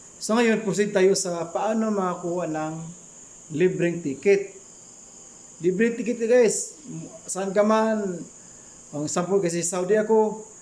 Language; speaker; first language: Filipino; non-native, local second language; Cebuano